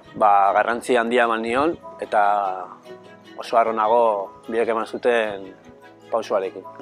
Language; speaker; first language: Basque; non-native, local second language; Spanish